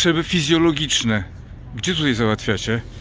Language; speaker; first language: Polish; native; Polish